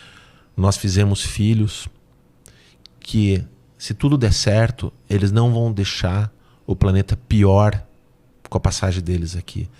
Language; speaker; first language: Portuguese; native; Portuguese